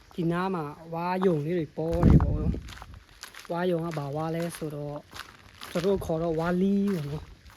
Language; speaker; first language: Burmese; non-native, local second language; Pa'o Karen